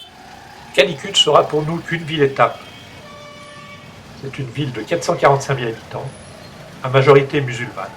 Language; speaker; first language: French; native; French